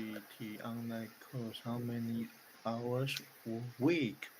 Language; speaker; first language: English; non-native, learner; Chinese